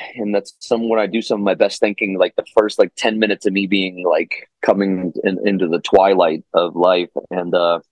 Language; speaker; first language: English; native; English